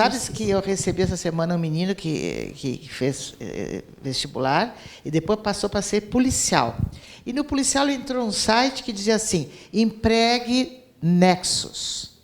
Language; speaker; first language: Portuguese; native; Portuguese